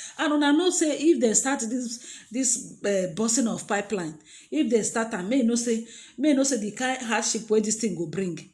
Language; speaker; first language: Nigerian Pidgin; native; Nigerian Pidgin